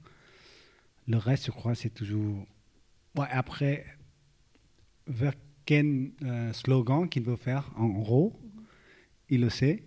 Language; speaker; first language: French; non-native, fluent; Vietnamese